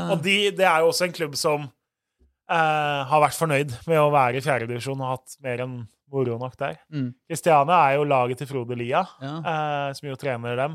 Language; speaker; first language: Norwegian; native; Norwegian